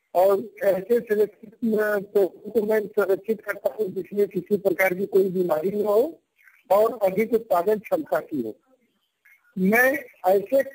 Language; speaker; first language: Hindi; native; Hindi